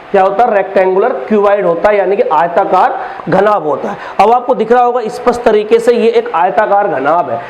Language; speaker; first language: Hindi; native; Hindi